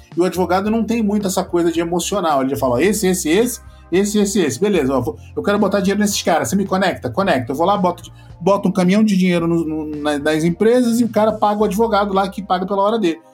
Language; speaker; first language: Portuguese; native; Portuguese